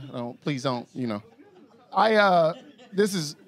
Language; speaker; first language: English; native; English